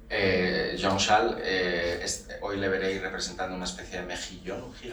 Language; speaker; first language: Spanish; native; Spanish